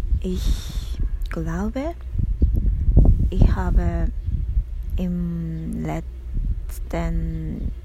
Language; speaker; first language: German; non-native, learner; Japanese